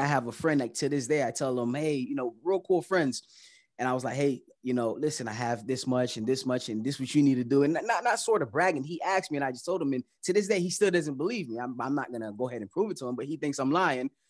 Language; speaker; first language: English; early bilingual, other home language; Haitian Creole